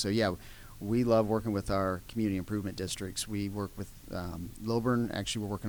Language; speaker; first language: English; native; English